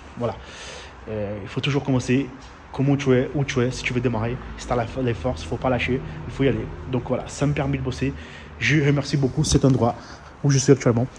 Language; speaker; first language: French; non-native, fluent; Portuguese